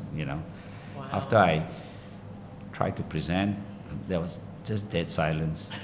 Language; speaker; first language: English; non-native, local second language; Min Nan Chinese